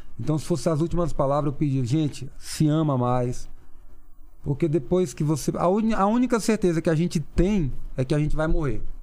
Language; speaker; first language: Portuguese; non-native, local second language; Kayapó